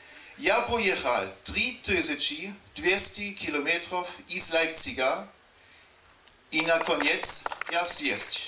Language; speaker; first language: Russian; non-native, learner; German